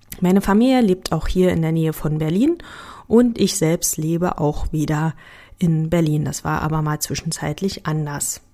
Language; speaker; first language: German; native; German